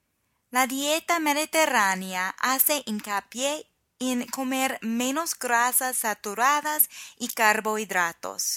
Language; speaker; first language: Spanish; non-native, fluent; English